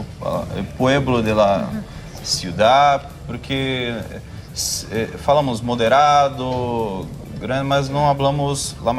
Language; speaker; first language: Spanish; non-native, learner; Portuguese